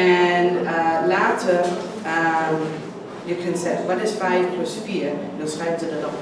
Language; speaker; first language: Dutch; non-native, learner; English